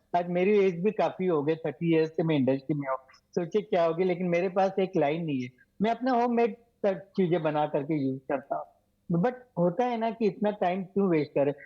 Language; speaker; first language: Hindi; native; Hindi